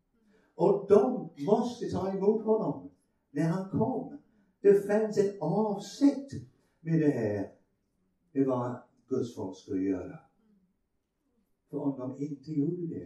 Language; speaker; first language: Swedish; non-native, fluent; English